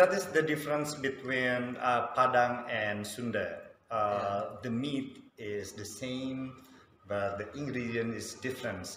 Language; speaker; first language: English; non-native, fluent; Sundanese